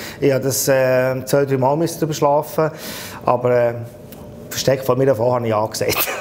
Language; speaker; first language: German; non-native, fluent; Italian